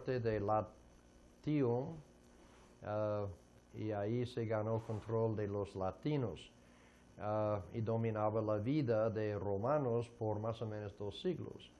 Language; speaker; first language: Spanish; non-native, fluent; English